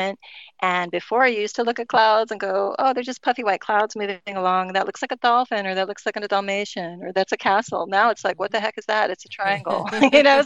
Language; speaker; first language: English; native; English